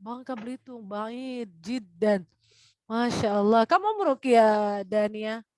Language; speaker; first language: Arabic; non-native, fluent; Indonesian